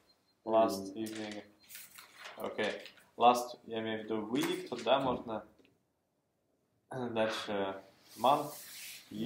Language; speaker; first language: Russian; native; Russian